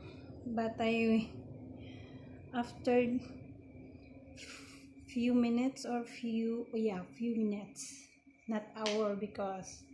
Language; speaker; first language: English; non-native, learner; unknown